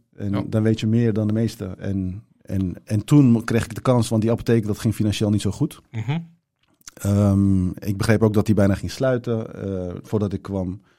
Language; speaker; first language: Dutch; early bilingual, other home language; Turkish